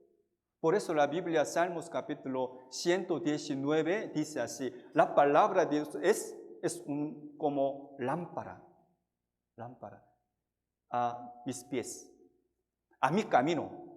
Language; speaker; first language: Spanish; non-native, fluent; Korean